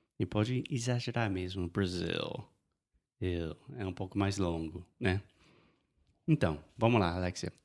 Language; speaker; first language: Portuguese; non-native, fluent; English